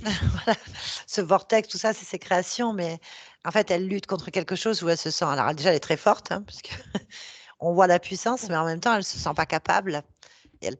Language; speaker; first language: French; native; French